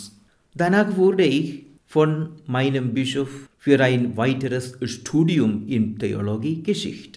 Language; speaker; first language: German; non-native, fluent; Malayalam